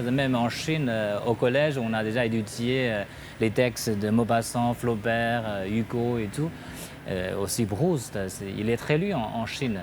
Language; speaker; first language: French; non-native, fluent; Chinese